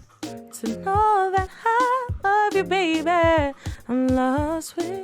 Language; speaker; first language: English; native; English